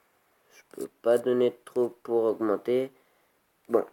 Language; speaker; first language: French; native; French